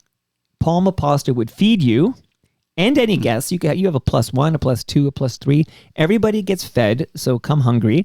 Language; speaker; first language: English; native; English